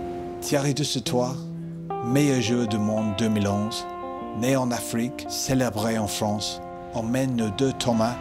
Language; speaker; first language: French; native; French